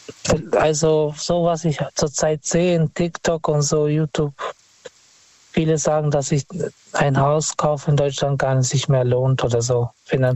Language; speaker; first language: German; non-native, fluent; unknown